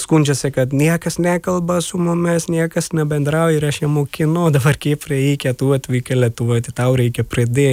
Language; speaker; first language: Lithuanian; non-native, fluent; Urdu